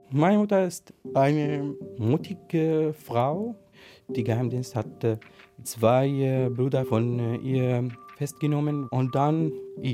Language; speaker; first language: German; non-native, learner; Arabic